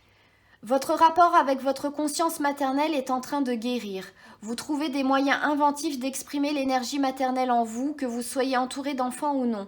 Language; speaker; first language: French; native; French